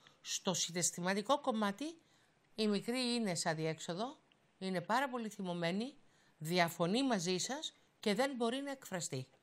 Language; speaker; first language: Greek; native; Greek